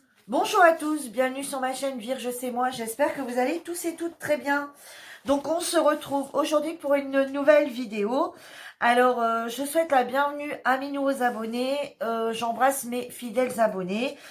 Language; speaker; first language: French; native; French